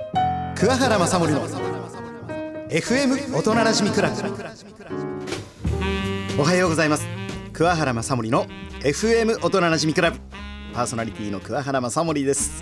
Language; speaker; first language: Japanese; native; Japanese